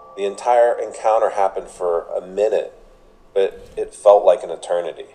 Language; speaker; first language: English; native; English